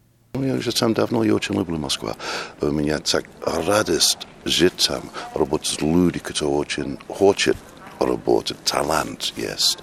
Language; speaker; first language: Russian; non-native, learner; English